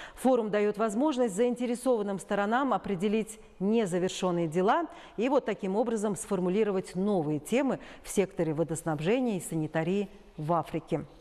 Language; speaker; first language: Russian; non-native, local second language; Tajik